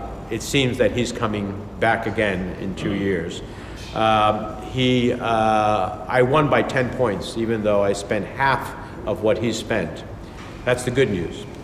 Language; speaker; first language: English; early bilingual, other home language; Spanish